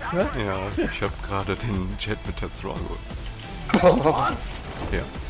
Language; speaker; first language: German; native; German